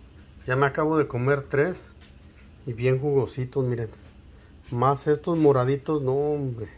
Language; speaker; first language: Spanish; native; Spanish